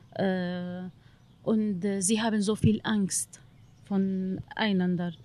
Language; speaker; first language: German; non-native, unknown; Arabic